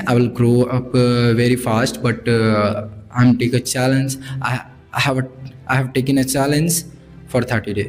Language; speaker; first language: English; non-native, learner; Bhojpuri